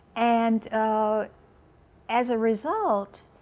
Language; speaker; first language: English; native; English